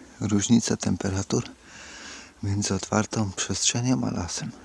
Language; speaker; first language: Polish; native; Polish